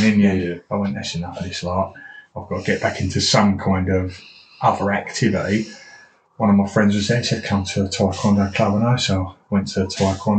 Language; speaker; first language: English; native; English